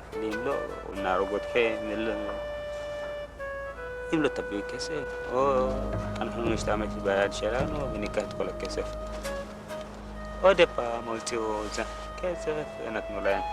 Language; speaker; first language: Hebrew; non-native, learner; Amharic